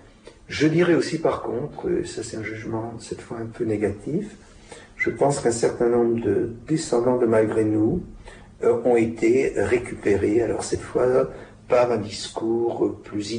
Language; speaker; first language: French; native; French